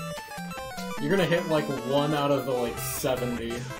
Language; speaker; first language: English; native; English